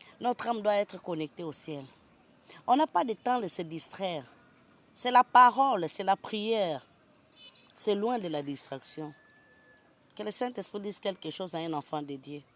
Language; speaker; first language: French; non-native, local second language; Lingala